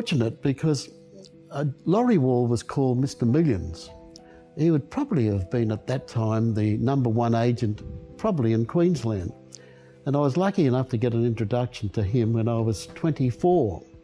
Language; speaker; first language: English; native; English